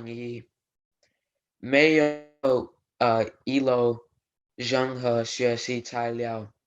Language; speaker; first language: Chinese; non-native, learner; English